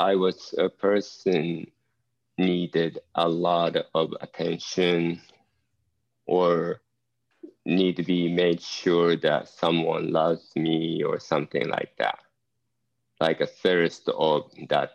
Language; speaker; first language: English; non-native, fluent; Japanese